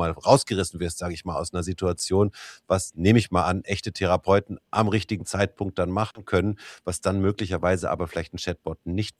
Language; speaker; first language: German; native; German